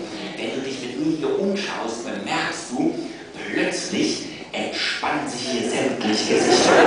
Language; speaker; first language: German; native; German